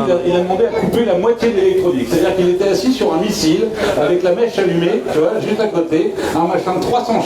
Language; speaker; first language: French; native; French